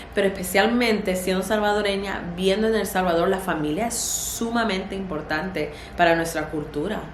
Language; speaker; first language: Spanish; early bilingual, heritage; Spanish